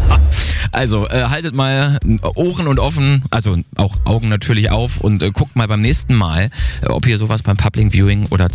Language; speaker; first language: German; native; German